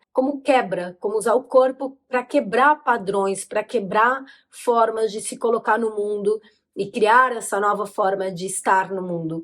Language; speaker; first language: Portuguese; native; Portuguese